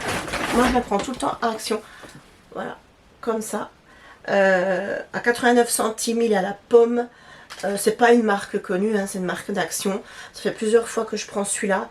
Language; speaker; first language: French; native; French